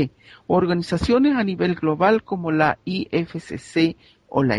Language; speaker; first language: Spanish; native; Spanish